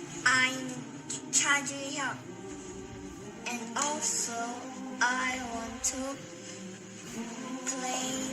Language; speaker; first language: English; non-native, learner; Korean